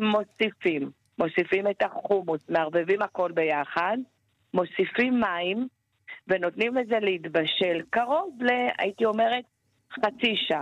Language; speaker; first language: Hebrew; native; Hebrew